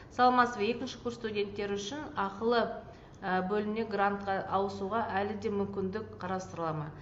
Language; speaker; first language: Kazakh; native; Kazakh